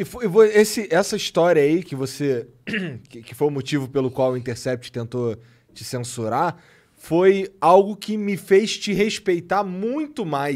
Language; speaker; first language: Portuguese; native; Portuguese